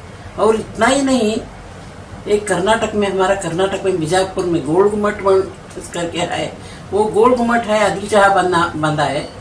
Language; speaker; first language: Hindi; non-native, local second language; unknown